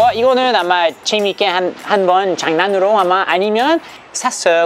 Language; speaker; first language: Korean; non-native, learner; English